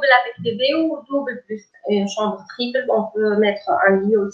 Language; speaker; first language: French; non-native, local second language; Arabic